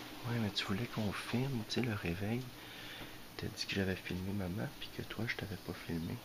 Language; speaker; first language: French; native; French